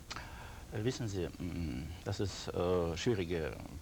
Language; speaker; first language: German; non-native, learner; Russian